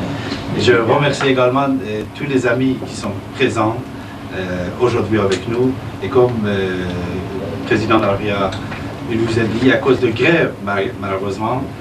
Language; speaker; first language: French; non-native, fluent; Persian